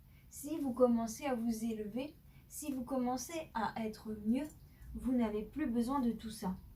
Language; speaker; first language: French; native; French